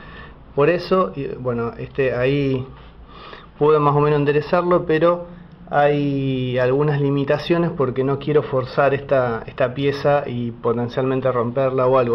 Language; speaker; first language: Spanish; native; Spanish